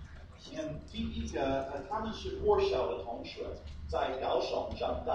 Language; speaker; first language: Chinese; non-native, fluent; English